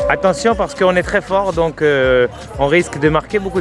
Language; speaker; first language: French; native; French